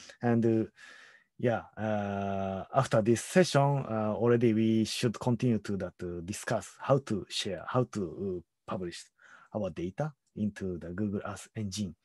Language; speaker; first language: English; non-native, learner; Japanese